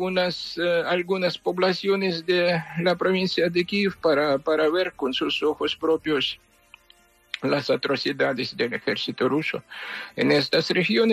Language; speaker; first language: Spanish; non-native, fluent; Ukrainian